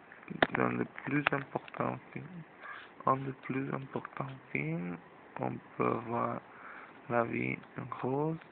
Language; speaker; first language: French; non-native, learner; Spanish